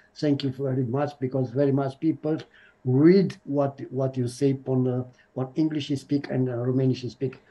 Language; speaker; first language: English; non-native, learner; Romanian